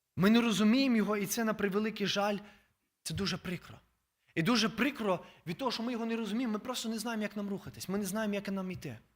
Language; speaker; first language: Ukrainian; native; Ukrainian